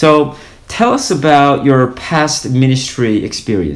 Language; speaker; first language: English; non-native, fluent; Korean